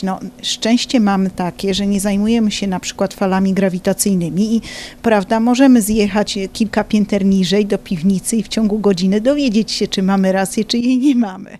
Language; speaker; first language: Polish; native; Polish